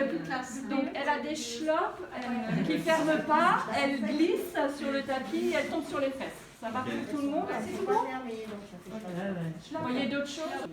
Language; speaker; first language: French; native; French